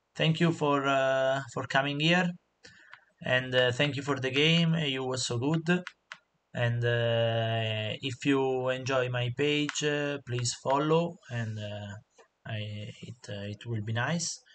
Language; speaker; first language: English; non-native, learner; Italian